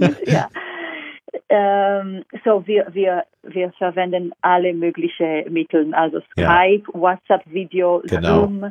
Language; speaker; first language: German; non-native, fluent; Hebrew